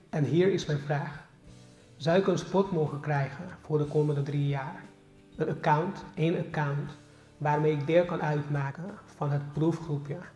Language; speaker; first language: Dutch; non-native, fluent; Hungarian